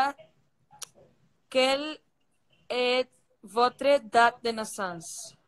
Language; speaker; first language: French; non-native, learner; Portuguese